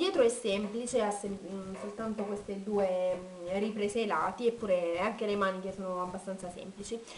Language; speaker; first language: Italian; native; Italian